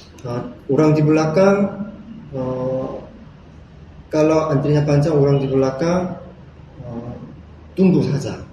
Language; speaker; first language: Indonesian; non-native, learner; Korean